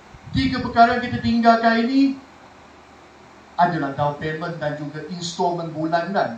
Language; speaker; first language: Malay; non-native, local second language; Chinese